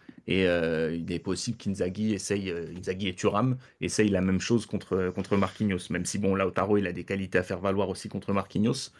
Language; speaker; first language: French; native; French